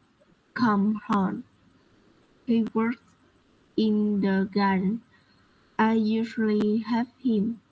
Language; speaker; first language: English; non-native, learner; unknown